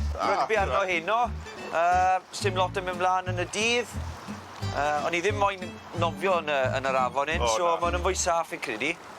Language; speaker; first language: Welsh; native; Welsh